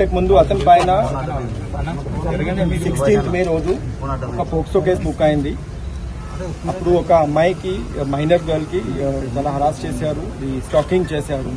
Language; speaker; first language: Telugu; non-native, learner; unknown